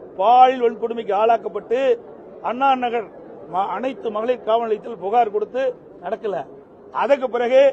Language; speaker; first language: Tamil; native; Tamil